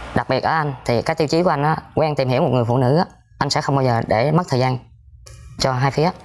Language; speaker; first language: Vietnamese; native; Vietnamese